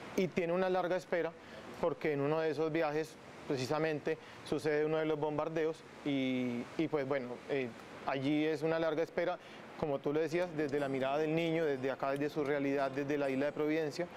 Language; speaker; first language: Spanish; non-native, local second language; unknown